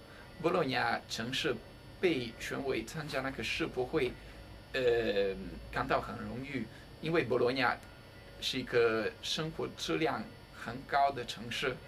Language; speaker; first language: Chinese; non-native, fluent; Italian